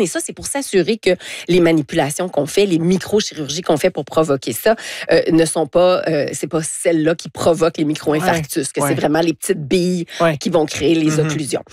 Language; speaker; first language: French; native; French